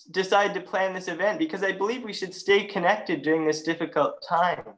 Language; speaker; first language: English; native; English